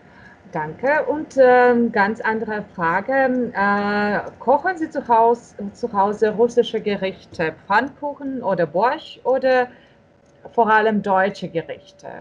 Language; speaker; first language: German; non-native, fluent; Russian